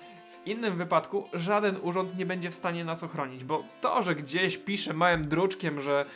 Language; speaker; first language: Polish; native; Polish